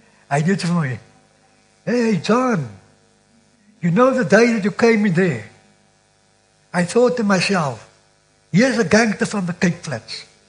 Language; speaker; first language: English; non-native, local second language; Afrikaans